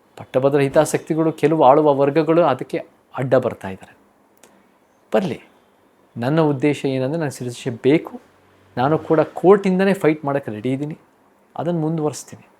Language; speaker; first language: Kannada; early bilingual, heritage; Kannada